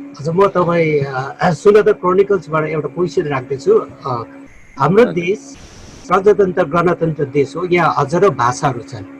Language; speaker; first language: Nepali; native; Nepali